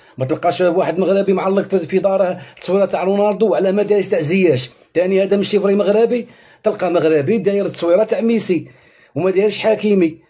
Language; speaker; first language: Arabic; native; Arabic